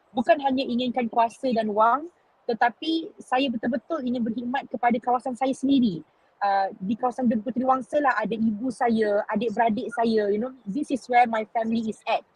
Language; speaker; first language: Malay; native; Malay